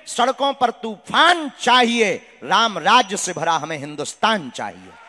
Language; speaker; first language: Hindi; non-native, local second language; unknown